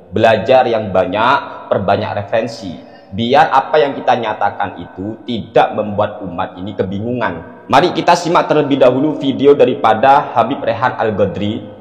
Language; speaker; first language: Indonesian; non-native, local second language; Madurese